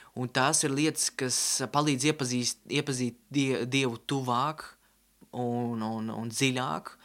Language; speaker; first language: Latvian; non-native, local second language; Russian